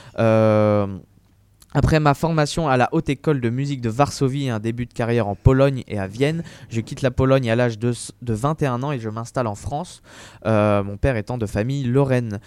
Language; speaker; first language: French; native; French